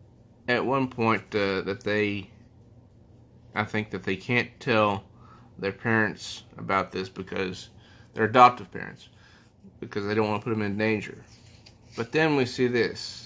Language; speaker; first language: English; native; English